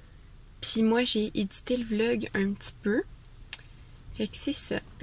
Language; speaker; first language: French; native; French